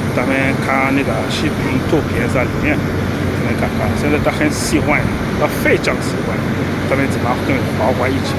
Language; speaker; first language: Chinese; non-native, learner; French